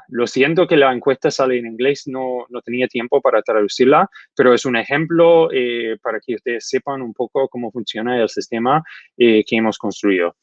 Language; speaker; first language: Spanish; non-native, fluent; English